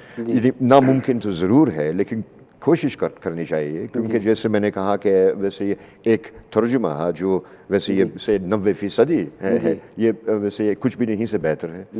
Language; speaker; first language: Urdu; non-native, fluent; English